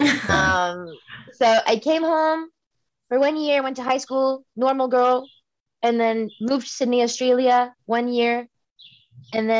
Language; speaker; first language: English; native; English